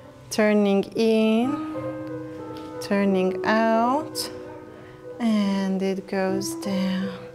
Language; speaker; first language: English; non-native, fluent; Hungarian